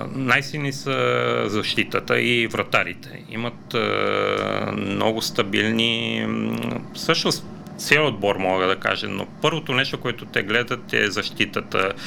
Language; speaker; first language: Bulgarian; non-native, fluent; Romanian